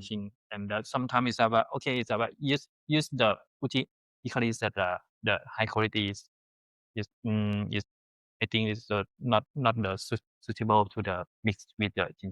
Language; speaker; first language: English; non-native, learner; Thai